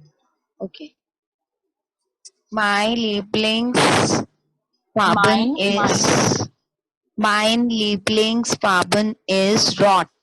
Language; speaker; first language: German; non-native, learner; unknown